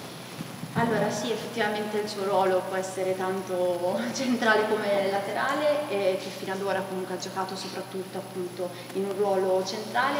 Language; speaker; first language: Italian; native; Italian